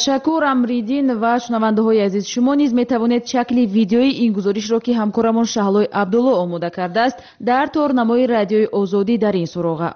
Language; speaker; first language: Tajik; native; Tajik